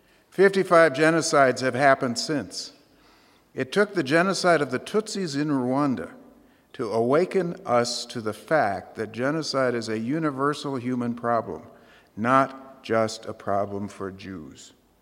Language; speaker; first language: English; native; English